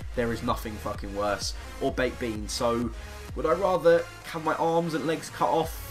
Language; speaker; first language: English; native; English